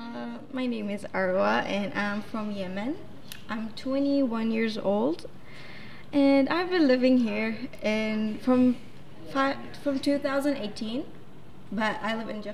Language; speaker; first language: English; non-native, fluent; Arabic